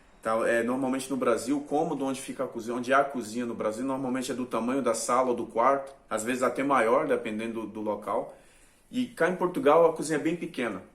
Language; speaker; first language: Portuguese; native; Portuguese